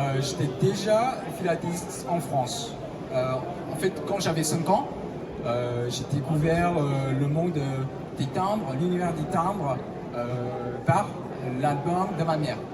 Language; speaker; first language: French; non-native, fluent; Chinese